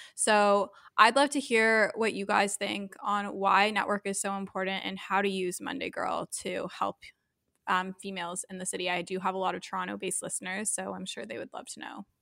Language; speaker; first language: English; native; English